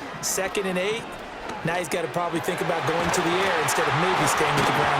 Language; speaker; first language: English; native; English